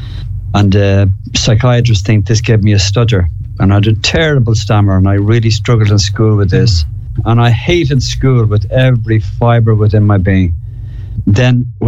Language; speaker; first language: English; native; English